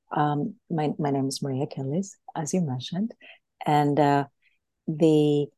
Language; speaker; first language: English; non-native, fluent; Greek